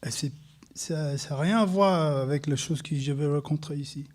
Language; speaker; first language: French; non-native, fluent; English